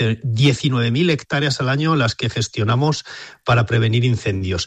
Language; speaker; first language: Spanish; native; Spanish